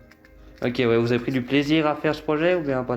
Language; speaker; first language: French; native; French